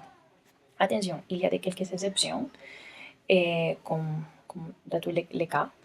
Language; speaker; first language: French; non-native, learner; Spanish